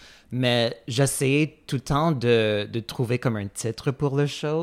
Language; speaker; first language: French; non-native, fluent; English